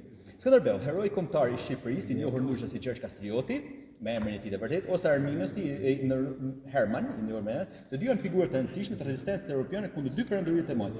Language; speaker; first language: Albanian; native; Albanian